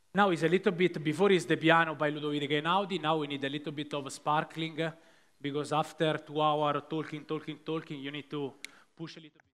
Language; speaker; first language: English; non-native, fluent; Italian